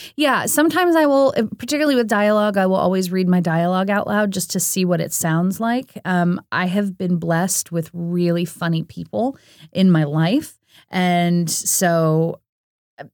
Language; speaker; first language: English; native; English